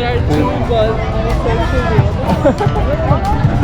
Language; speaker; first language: English; non-native, learner; Spanish